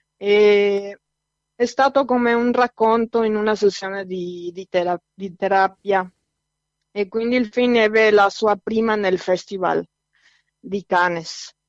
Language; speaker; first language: Italian; non-native, fluent; Spanish